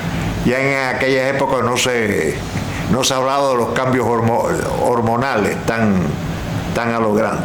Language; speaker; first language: Spanish; native; Spanish